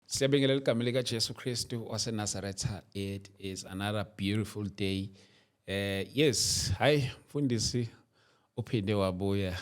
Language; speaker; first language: Zulu; native; Zulu